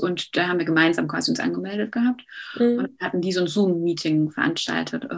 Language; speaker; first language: German; native; German